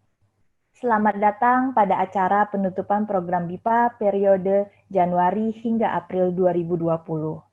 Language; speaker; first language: Indonesian; native; Indonesian